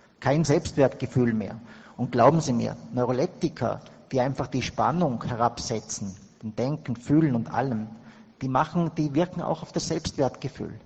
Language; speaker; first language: German; native; German